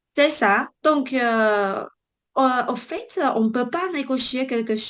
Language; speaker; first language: French; non-native, learner; Chinese